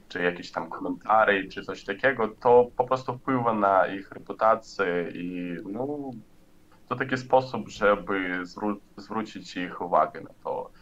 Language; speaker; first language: Polish; non-native, learner; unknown